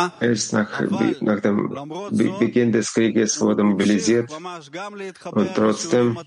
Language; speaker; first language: German; non-native, learner; Hebrew